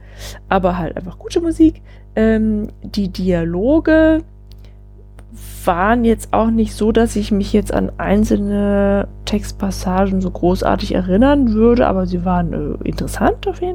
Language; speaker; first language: German; native; German